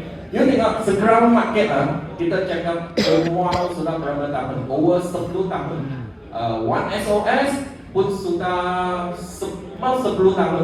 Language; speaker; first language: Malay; non-native, local second language; Chinese